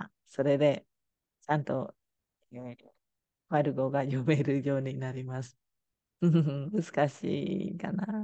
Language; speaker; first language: Japanese; non-native, fluent; Khmer